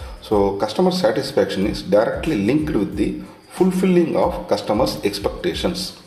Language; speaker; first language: English; non-native, local second language; Tamil